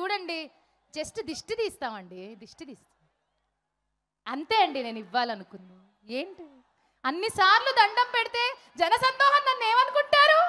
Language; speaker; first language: Telugu; native; Telugu